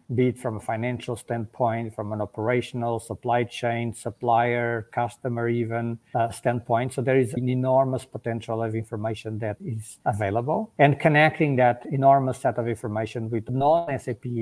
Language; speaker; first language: English; non-native, fluent; Portuguese